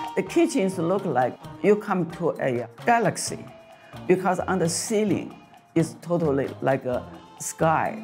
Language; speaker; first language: English; non-native, fluent; Chinese